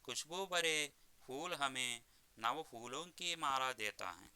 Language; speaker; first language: Hindi; non-native, local second language; Telugu